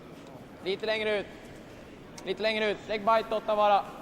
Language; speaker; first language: Swedish; native; Swedish